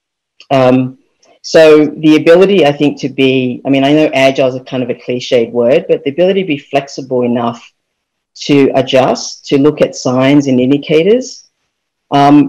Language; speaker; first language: English; native; English